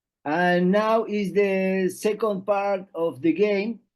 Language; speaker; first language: English; non-native, learner; Spanish